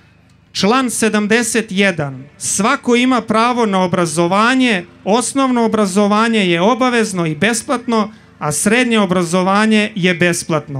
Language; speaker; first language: Serbian; native; Serbian